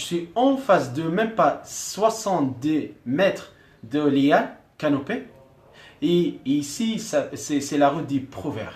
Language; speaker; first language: French; non-native, learner; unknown